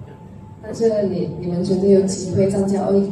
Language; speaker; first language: Chinese; non-native, fluent; Indonesian